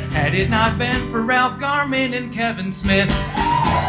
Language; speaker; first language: English; native; English